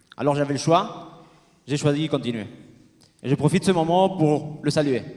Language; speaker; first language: French; non-native, fluent; Spanish